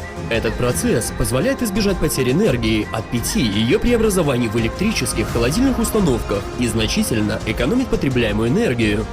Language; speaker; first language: Russian; native; Russian